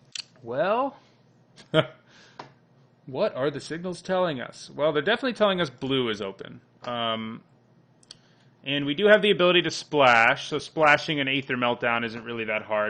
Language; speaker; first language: English; native; English